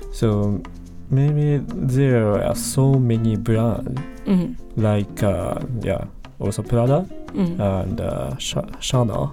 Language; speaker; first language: English; non-native, learner; Japanese